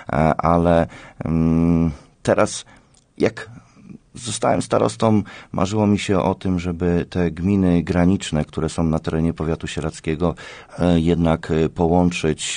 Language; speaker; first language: Polish; native; Polish